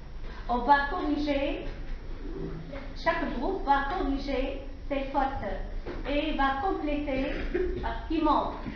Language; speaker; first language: French; non-native, local second language; Arabic